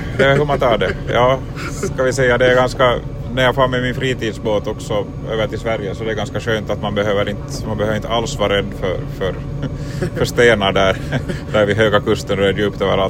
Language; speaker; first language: Swedish; native; Swedish